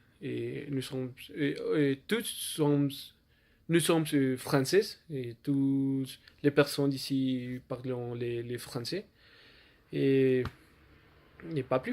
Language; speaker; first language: French; non-native, learner; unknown